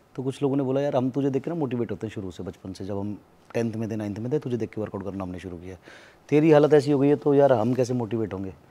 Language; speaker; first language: Hindi; native; Hindi